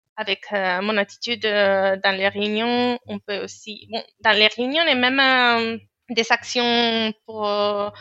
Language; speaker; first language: French; non-native, fluent; Spanish